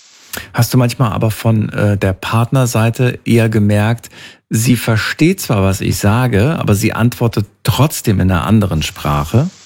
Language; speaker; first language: German; native; German